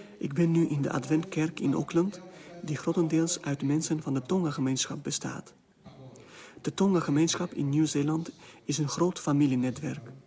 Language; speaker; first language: Dutch; non-native, fluent; Albanian